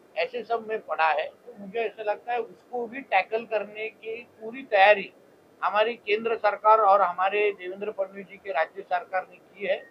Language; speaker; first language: Hindi; non-native, local second language; Marathi